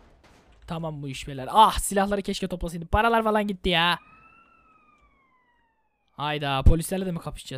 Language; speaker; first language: Turkish; native; Turkish